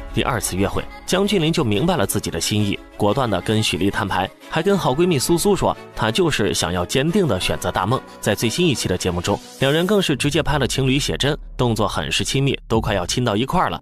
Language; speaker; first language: Chinese; native; Chinese